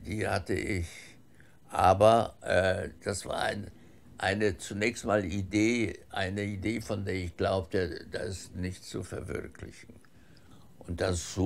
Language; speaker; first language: German; early bilingual, heritage; German